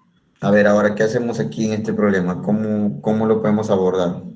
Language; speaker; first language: Spanish; native; Spanish